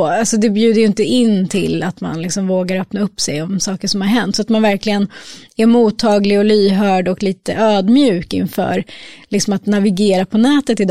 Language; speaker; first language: Swedish; native; Swedish